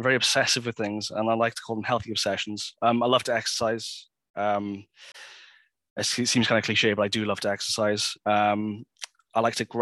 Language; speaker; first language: English; native; English